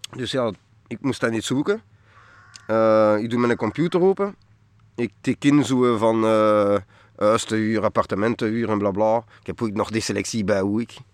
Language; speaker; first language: Dutch; non-native, local second language; French